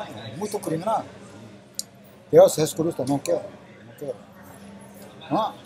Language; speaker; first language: Portuguese; non-native, learner; Korean